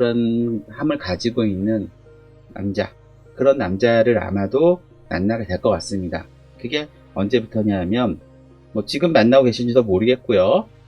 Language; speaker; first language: Korean; native; Korean